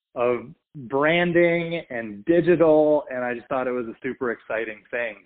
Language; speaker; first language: English; native; English